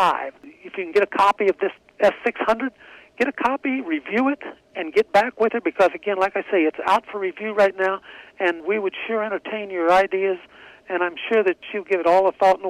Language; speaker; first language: English; native; English